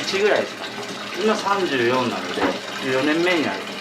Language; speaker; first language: Japanese; native; Japanese